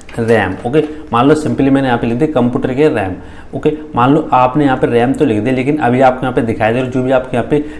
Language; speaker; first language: Hindi; native; Hindi